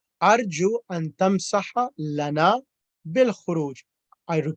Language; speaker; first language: Arabic; non-native, fluent; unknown